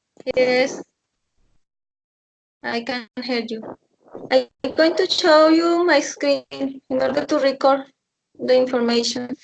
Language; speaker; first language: English; non-native, learner; Spanish